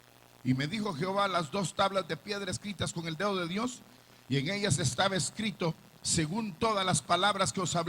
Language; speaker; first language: Spanish; native; Spanish